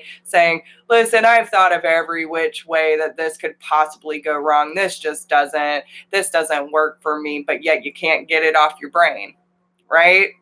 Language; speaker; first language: English; native; English